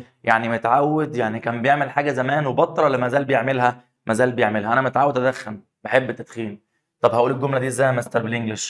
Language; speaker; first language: Arabic; native; Arabic